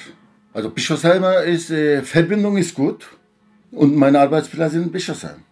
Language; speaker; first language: German; non-native, learner; Turkish